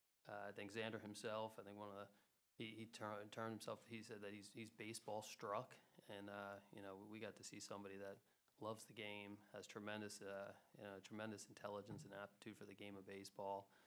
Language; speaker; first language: English; native; English